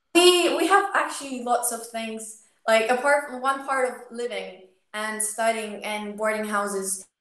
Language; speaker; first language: English; non-native, fluent; Ukrainian